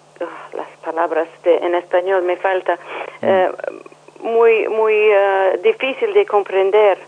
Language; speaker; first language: Spanish; non-native, learner; English